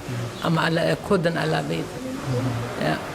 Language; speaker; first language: German; non-native, learner; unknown